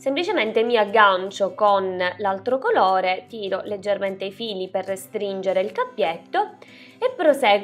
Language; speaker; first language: Italian; native; Italian